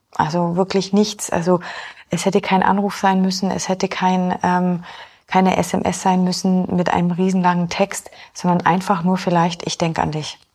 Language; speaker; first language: German; early bilingual, other home language; Polish